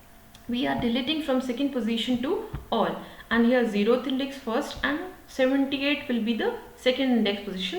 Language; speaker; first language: English; non-native, local second language; Hindi